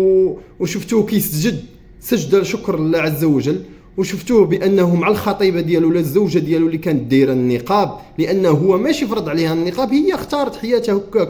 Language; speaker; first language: Arabic; native; Arabic